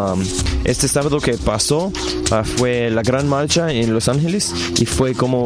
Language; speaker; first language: Spanish; non-native, learner; English